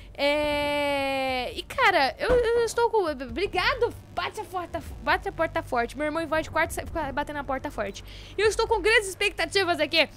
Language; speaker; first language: Portuguese; native; Portuguese